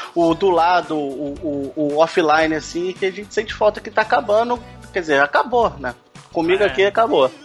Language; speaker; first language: Portuguese; native; Portuguese